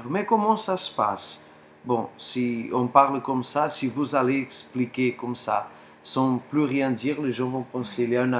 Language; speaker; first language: French; non-native, fluent; Portuguese